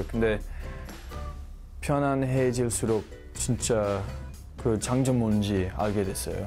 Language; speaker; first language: Korean; non-native, learner; English